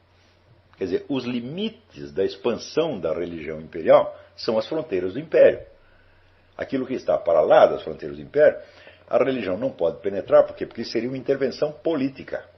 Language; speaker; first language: Portuguese; native; Portuguese